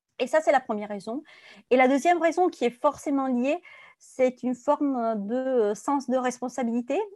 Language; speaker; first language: French; non-native, fluent; Italian